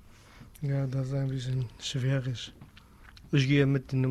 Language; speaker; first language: German; non-native, learner; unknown